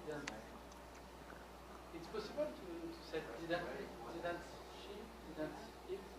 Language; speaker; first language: English; non-native, learner; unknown